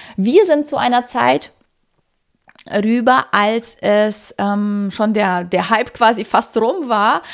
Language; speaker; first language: German; early bilingual, other home language; Russian